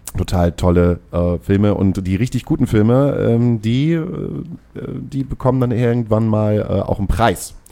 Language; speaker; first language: German; native; German